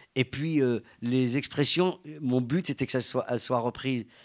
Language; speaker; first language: French; native; French